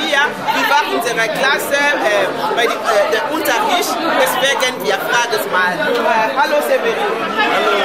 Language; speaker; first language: German; non-native, learner; Lingala